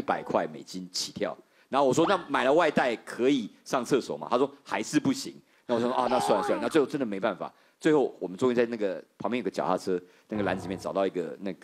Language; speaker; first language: Chinese; native; Chinese